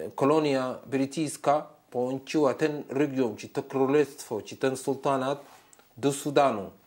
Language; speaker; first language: Polish; non-native, fluent; Arabic